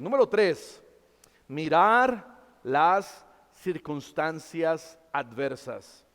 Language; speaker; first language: Spanish; native; Spanish